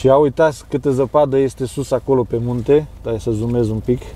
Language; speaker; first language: Romanian; native; Romanian